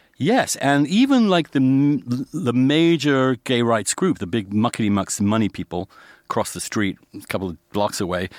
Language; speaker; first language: English; native; English